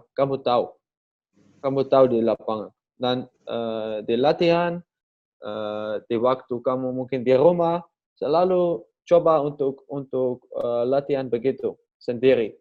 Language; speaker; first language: Indonesian; non-native, learner; Dutch